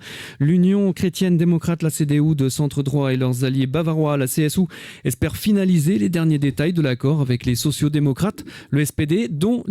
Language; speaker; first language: French; native; French